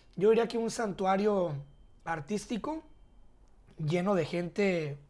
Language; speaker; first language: Spanish; early bilingual, heritage; Spanish